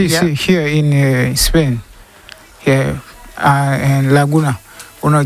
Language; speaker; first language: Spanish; non-native, learner; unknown